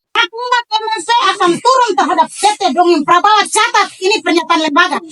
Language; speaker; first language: Indonesian; native; Indonesian